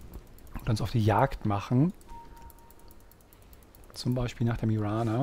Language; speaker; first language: German; native; German